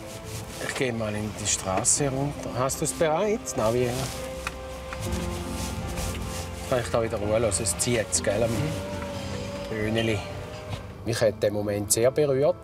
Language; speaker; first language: German; native; German